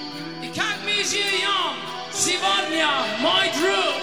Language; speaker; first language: Russian; non-native, learner; German